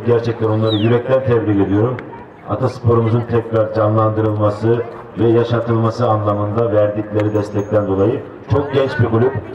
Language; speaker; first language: Turkish; native; Turkish